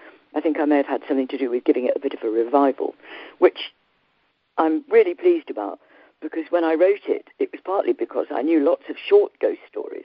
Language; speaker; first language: English; native; English